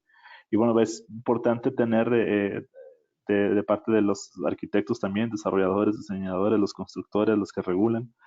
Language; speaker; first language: Spanish; native; Spanish